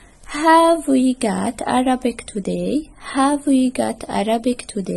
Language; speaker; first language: English; non-native, fluent; Arabic